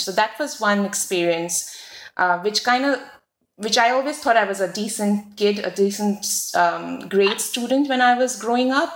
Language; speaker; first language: English; native; English